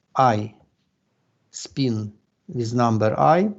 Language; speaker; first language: English; non-native, fluent; Ukrainian